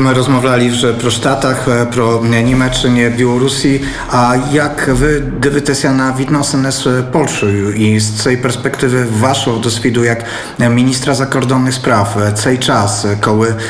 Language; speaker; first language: Ukrainian; non-native, learner; Belarusian